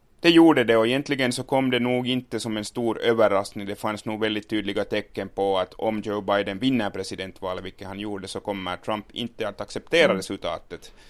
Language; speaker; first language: Swedish; native; Swedish